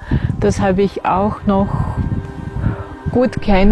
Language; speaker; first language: German; non-native, fluent; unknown